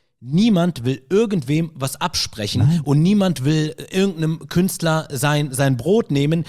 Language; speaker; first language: German; early bilingual, other home language; Arabic